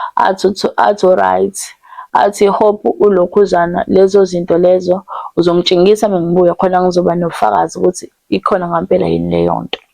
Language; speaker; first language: Zulu; native; Zulu